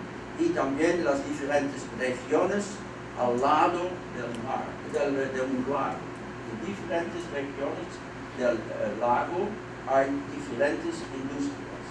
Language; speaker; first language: Spanish; non-native, fluent; Dutch